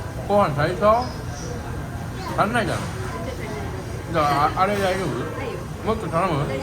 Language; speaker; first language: Japanese; native; Japanese